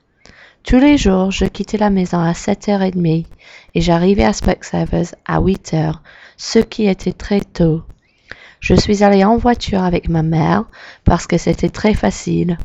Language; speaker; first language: French; non-native, learner; English